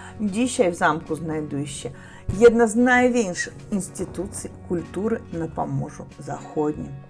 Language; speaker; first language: Polish; non-native, learner; Russian